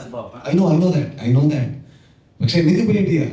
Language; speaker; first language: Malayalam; non-native, learner; Kannada